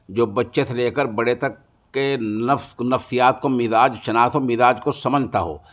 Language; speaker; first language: Urdu; native; Urdu